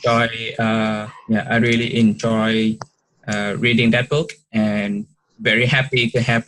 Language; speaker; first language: English; non-native, learner; Vietnamese